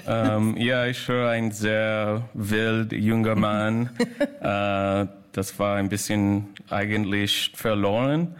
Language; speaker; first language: German; non-native, learner; English